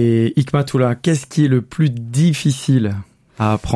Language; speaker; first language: French; native; French